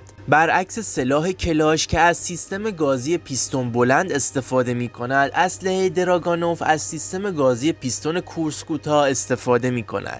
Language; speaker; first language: Persian; native; Persian